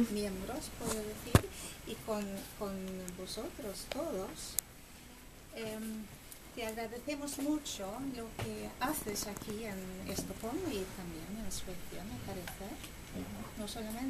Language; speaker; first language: Spanish; non-native, fluent; Swedish